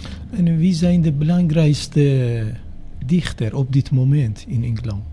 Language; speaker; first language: Dutch; non-native, learner; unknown